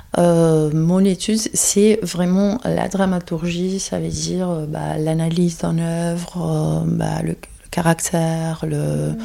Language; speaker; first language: French; non-native, fluent; Greek